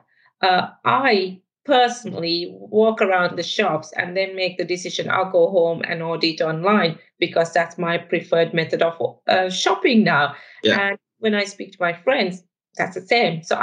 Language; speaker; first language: English; non-native, local second language; Sinhala